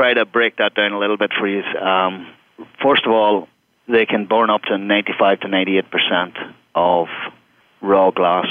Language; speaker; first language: English; native; English